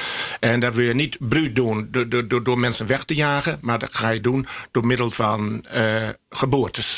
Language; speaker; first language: Dutch; native; Dutch